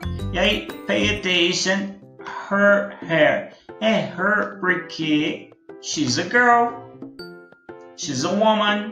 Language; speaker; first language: English; non-native, fluent; Portuguese